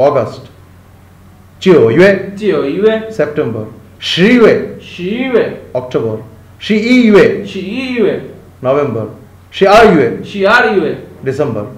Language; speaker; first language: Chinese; non-native, fluent; Bangla